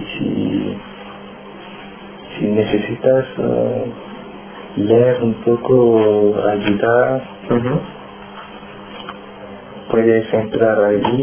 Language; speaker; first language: Spanish; non-native, learner; Wolof